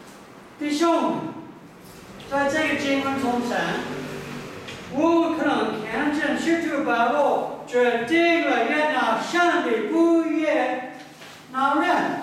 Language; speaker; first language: Chinese; non-native, learner; English